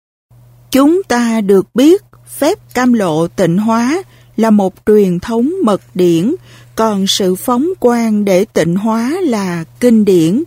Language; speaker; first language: Vietnamese; native; Vietnamese